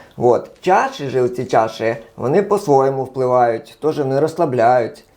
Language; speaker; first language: Ukrainian; non-native, local second language; Russian